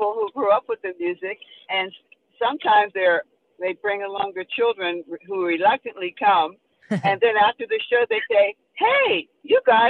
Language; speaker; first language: English; native; English